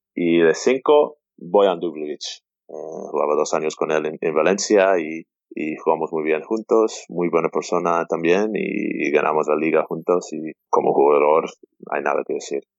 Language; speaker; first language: Spanish; non-native, fluent; English